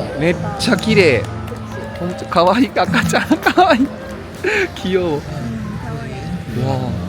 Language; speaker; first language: Korean; non-native, learner; Japanese